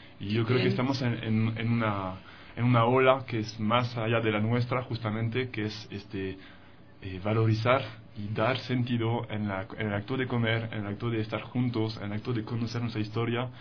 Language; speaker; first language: Spanish; non-native, fluent; French